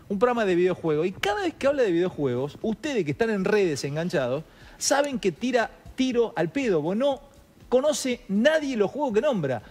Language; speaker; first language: Spanish; native; Spanish